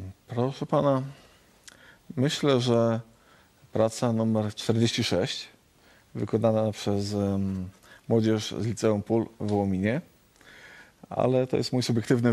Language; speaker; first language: Polish; native; Polish